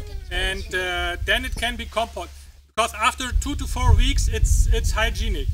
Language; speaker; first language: English; non-native, fluent; German